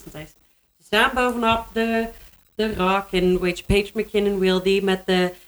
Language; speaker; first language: Dutch; non-native, fluent; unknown